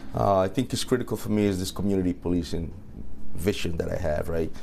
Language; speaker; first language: English; early bilingual, other home language; Spanish